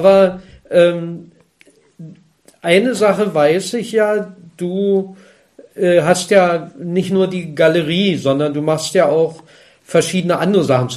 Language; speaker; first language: German; native; German